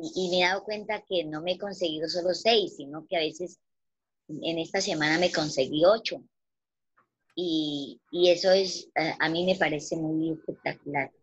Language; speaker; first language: Spanish; native; Spanish